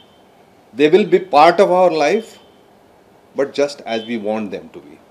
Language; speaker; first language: English; non-native, local second language; Hindi